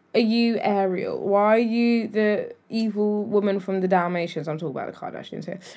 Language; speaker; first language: English; native; English